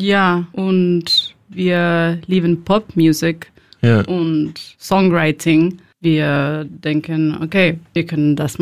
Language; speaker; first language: German; non-native, learner; Spanish